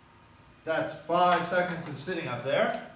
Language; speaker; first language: English; native; English